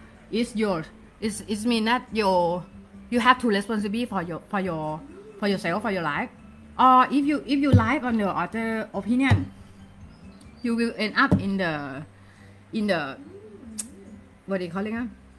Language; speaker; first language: English; non-native, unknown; Thai